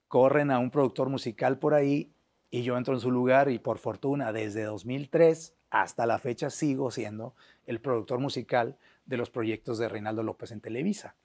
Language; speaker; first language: Spanish; native; Spanish